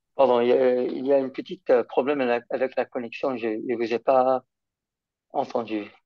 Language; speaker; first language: French; non-native, fluent; English